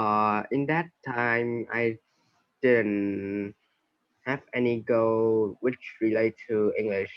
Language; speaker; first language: English; non-native, learner; Vietnamese